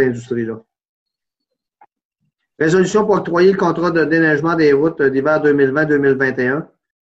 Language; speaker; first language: French; native; French